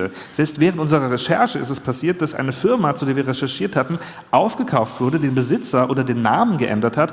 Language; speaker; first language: German; native; German